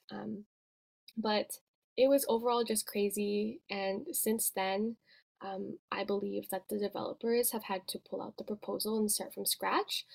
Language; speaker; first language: English; native; English